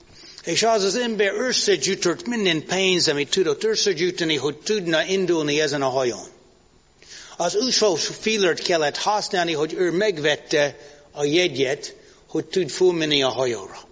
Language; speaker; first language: Hungarian; non-native, learner; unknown